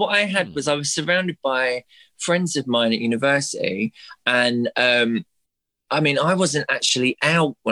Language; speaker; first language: English; native; English